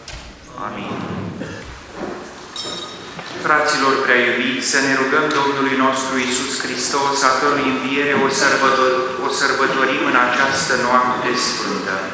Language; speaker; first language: Romanian; native; Romanian